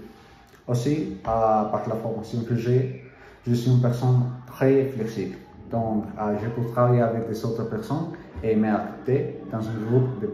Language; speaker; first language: French; non-native, learner; Spanish